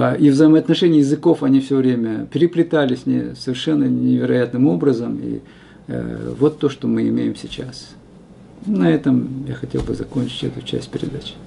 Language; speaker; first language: Russian; non-native, local second language; Kazakh